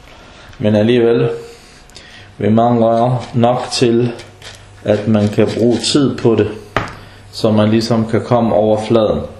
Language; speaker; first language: Danish; non-native, fluent; Arabic